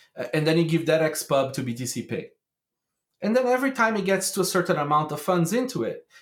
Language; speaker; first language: English; non-native, fluent; Portuguese